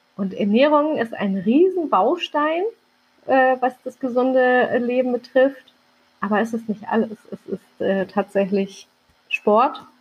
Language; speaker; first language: German; early bilingual, other home language; Turkish